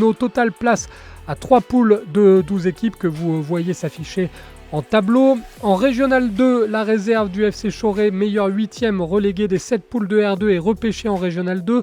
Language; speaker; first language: French; native; French